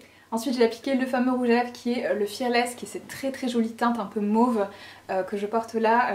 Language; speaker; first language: French; native; French